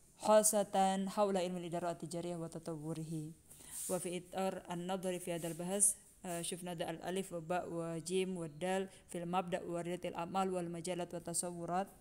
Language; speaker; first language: Arabic; non-native, fluent; Indonesian